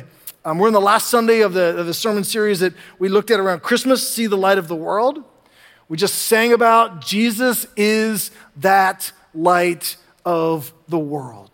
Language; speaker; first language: English; native; English